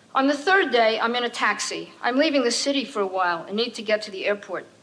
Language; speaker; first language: English; native; English